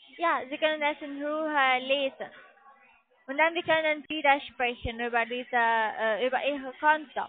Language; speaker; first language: German; non-native, learner; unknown